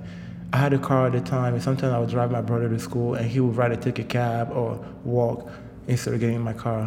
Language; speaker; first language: English; non-native, local second language; French